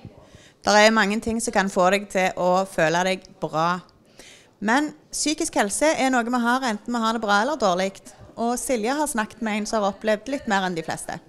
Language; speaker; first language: Norwegian; native; Norwegian